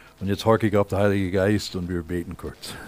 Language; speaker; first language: German; non-native, fluent; English